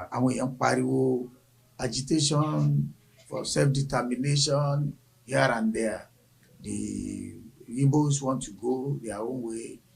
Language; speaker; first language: English; non-native, local second language; Yoruba